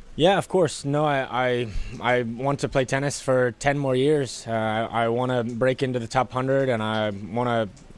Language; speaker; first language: English; native; English